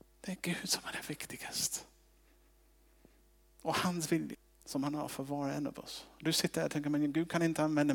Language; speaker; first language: Swedish; non-native, fluent; English